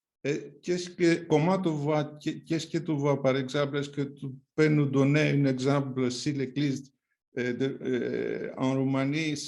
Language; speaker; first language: French; non-native, fluent; Greek